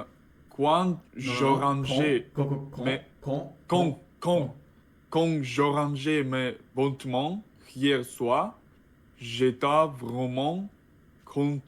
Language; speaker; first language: French; non-native, learner; Russian